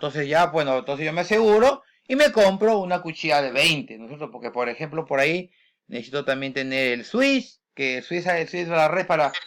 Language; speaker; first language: Spanish; native; Spanish